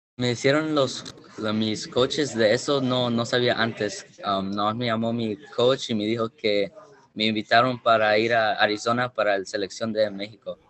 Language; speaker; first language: Spanish; early bilingual, heritage; Spanish